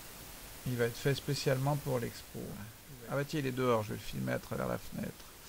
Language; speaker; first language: French; native; French